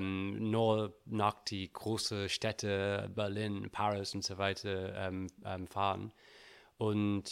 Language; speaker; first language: German; non-native, learner; English